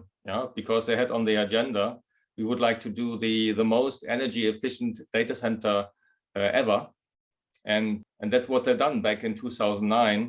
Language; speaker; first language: English; non-native, fluent; German